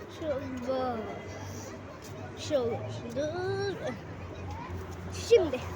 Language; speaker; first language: Turkish; early bilingual, heritage; Turkish